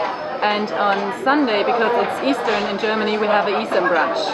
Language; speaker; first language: English; non-native, fluent; German